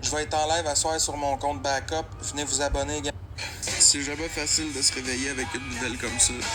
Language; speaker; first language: French; native; French